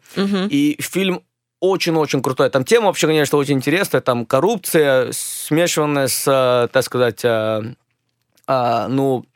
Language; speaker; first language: Russian; early bilingual, other home language; English